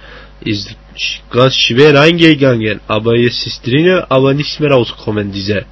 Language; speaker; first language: German; non-native, learner; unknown